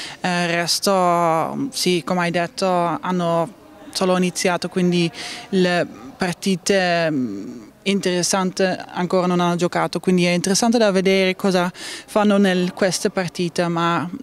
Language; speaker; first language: Italian; non-native, learner; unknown